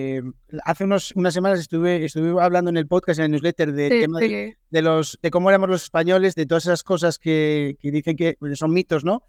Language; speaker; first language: Spanish; native; Spanish